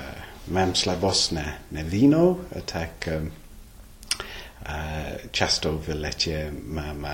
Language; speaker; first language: Czech; non-native, learner; English